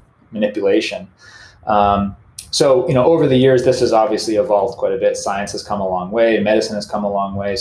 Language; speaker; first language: English; native; English